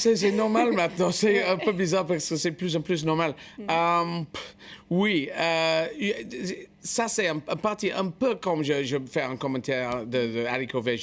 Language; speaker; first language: French; non-native, fluent; English